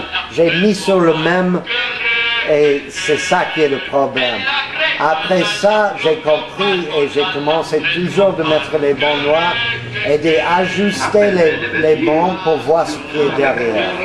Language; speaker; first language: French; non-native, fluent; English